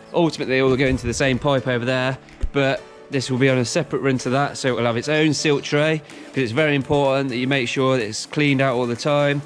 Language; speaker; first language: English; native; English